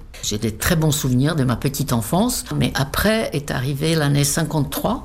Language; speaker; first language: French; non-native, fluent; Czech